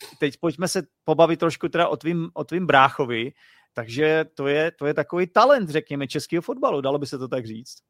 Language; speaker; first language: Czech; native; Czech